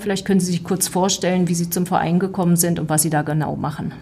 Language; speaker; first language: German; native; German